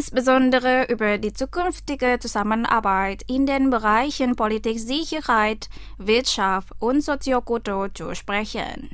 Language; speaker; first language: German; non-native, fluent; Indonesian